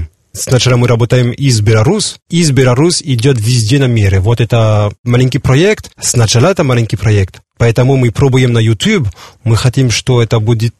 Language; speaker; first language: Russian; non-native, learner; French